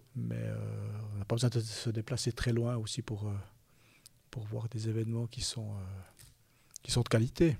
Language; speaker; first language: French; native; French